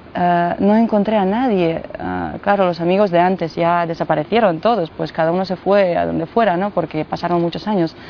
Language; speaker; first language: Spanish; non-native, fluent; Bosnian